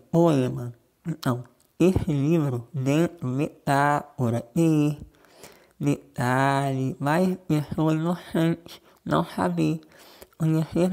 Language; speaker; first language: Portuguese; non-native, local second language; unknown